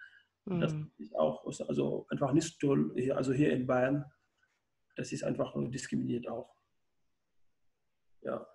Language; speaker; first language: German; non-native, learner; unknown